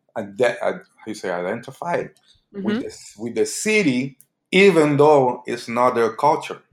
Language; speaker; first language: English; early bilingual, other home language; Portuguese